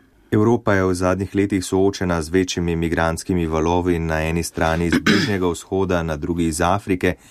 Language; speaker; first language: Slovenian; native; Slovenian